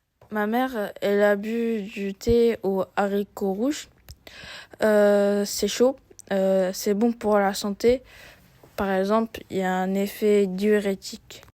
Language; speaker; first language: French; non-native, learner; Japanese